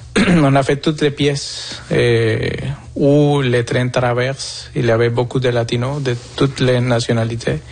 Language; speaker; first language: French; non-native, fluent; Spanish